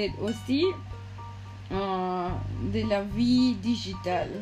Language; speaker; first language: French; non-native, learner; Spanish